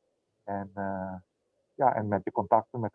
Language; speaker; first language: Dutch; non-native, local second language; Papiamento